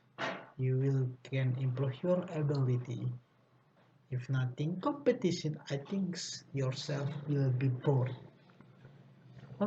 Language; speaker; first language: English; non-native, learner; Indonesian